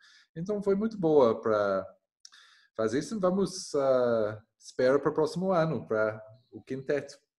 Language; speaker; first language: Portuguese; non-native, learner; English